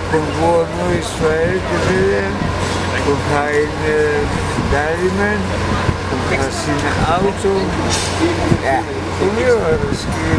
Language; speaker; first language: Danish; non-native, fluent; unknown